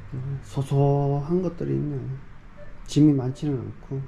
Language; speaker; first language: Korean; native; Korean